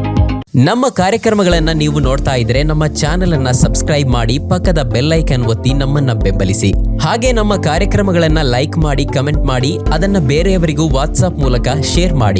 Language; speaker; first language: Kannada; native; Kannada